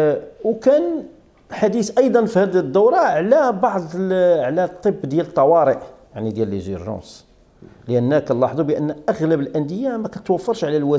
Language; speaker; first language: Arabic; native; Arabic